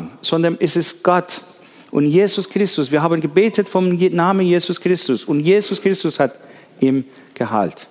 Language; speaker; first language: German; non-native, learner; Persian